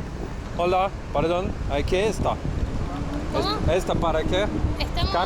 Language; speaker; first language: Spanish; non-native, learner; Russian